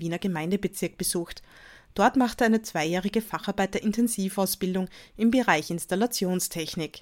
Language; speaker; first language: German; native; German